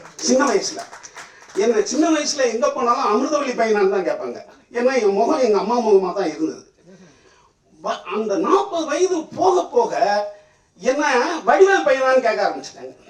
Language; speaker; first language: Tamil; native; Tamil